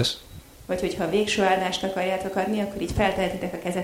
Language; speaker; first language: Hungarian; native; Hungarian